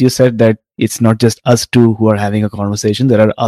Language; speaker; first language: English; non-native, local second language; Tamil